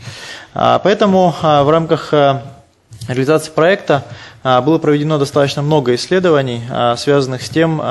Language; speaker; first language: Russian; native; Russian